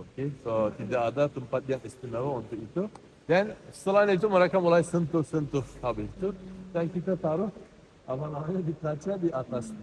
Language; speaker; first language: Indonesian; non-native, fluent; Turkish